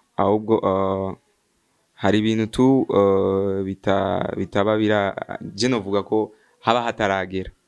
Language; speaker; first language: Rundi; early bilingual, heritage; Rundi